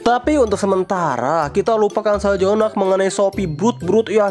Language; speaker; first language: Indonesian; native; Indonesian